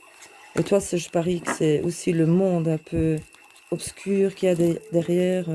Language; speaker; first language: French; native; French